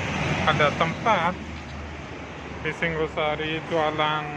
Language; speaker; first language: Indonesian; non-native, learner; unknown